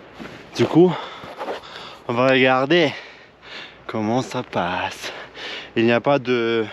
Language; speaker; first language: French; non-native, learner; Russian